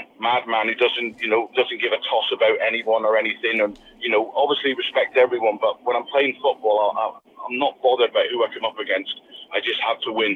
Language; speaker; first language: English; native; English